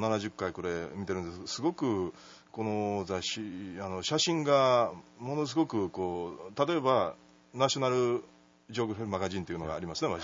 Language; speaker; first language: Japanese; native; Japanese